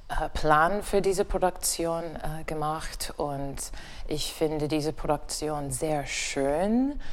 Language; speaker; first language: German; non-native, learner; English